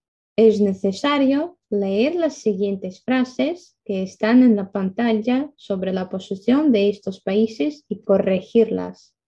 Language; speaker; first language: Spanish; non-native, fluent; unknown